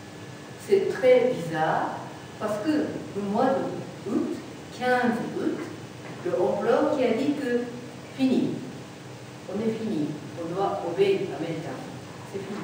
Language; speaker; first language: French; non-native, learner; Japanese